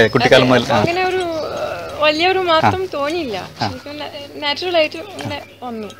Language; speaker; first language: Malayalam; early bilingual, heritage; Malayalam